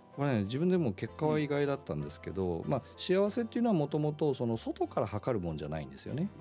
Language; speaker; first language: Japanese; native; Japanese